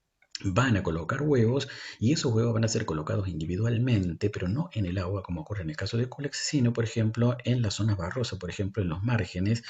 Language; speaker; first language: Spanish; native; Spanish